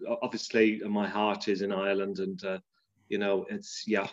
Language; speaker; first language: English; native; English